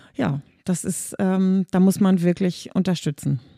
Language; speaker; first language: German; native; German